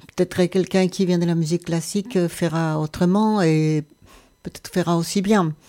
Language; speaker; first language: French; non-native, fluent; Spanish